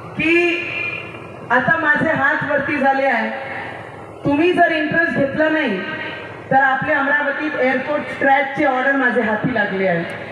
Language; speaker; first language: Marathi; non-native, local second language; Hindi